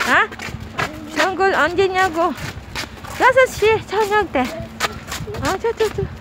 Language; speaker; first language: Korean; non-native, learner; Filipino